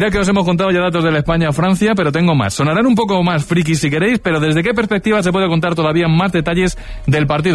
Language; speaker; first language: Spanish; native; Spanish